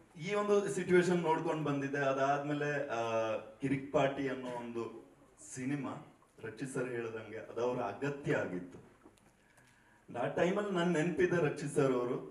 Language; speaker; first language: Kannada; non-native, local second language; Tulu